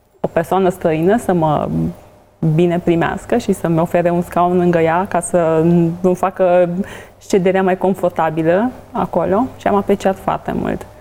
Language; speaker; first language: Romanian; native; Romanian